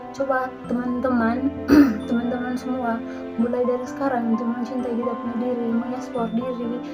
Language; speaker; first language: Indonesian; non-native, local second language; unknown